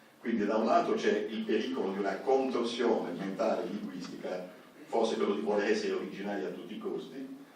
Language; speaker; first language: Italian; non-native, local second language; Sardinian